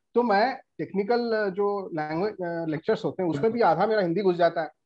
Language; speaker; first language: Hindi; non-native, local second language; Bangla